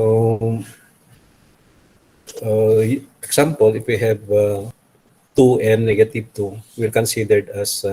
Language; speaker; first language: English; non-native, local second language; Filipino